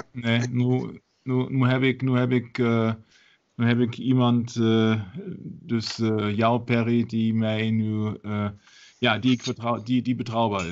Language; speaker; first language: Dutch; non-native, learner; German